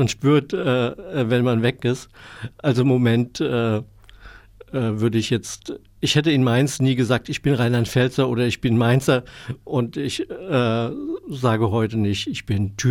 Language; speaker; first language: German; native; German